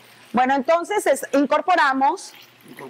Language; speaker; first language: Spanish; native; Spanish